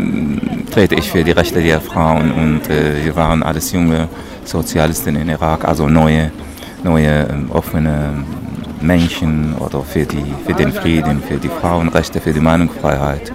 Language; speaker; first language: German; non-native, fluent; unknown